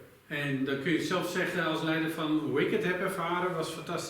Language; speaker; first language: Dutch; native; Dutch